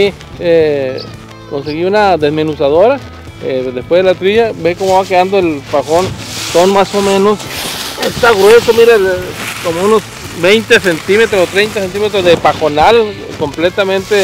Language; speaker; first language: Spanish; native; Spanish